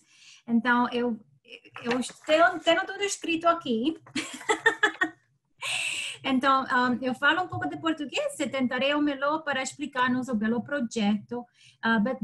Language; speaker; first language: Portuguese; non-native, learner; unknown